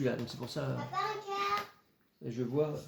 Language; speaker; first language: French; native; French